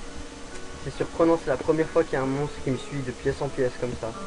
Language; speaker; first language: French; native; French